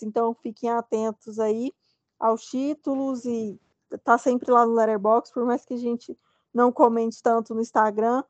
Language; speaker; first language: Portuguese; native; Portuguese